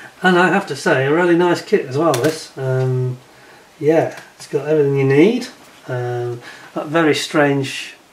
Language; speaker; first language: English; native; English